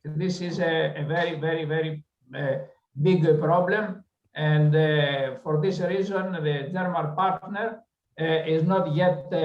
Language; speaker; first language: English; non-native, learner; Greek